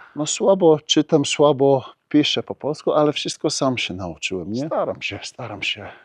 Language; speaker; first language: Polish; early bilingual, heritage; Polish